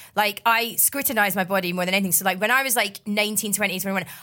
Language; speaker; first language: English; native; English